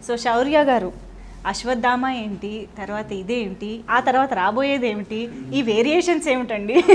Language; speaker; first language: Telugu; native; Telugu